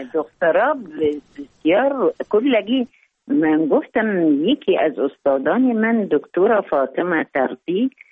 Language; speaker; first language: Persian; non-native, learner; Arabic